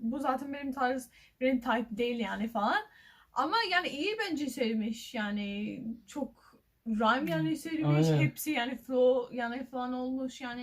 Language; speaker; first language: Turkish; non-native, learner; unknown